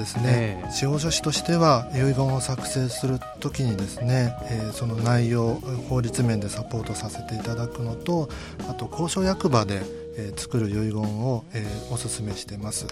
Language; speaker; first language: Japanese; native; Japanese